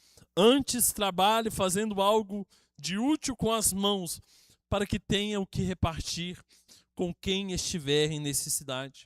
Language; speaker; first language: Portuguese; native; Portuguese